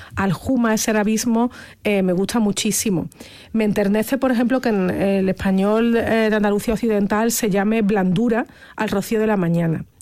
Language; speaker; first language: Spanish; native; Spanish